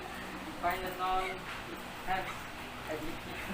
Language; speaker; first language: English; non-native, learner; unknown